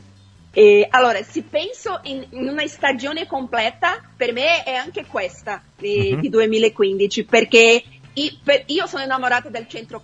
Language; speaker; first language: Italian; non-native, fluent; Portuguese